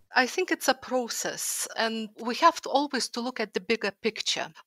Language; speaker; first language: English; non-native, fluent; Lithuanian